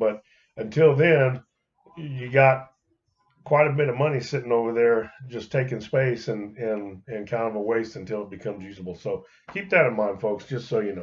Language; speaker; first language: English; native; English